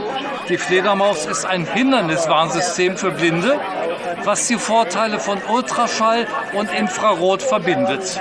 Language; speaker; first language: German; native; German